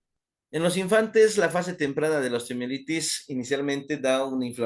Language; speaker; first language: Spanish; native; Spanish